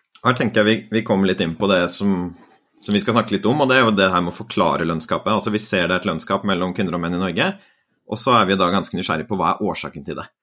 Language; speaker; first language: Norwegian; native; Norwegian